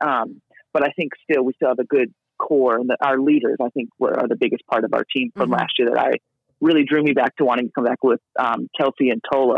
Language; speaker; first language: English; native; English